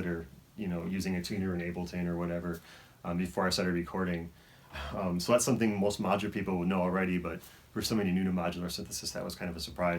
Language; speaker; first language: English; native; English